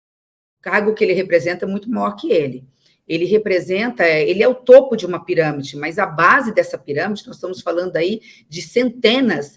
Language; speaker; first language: Portuguese; native; Portuguese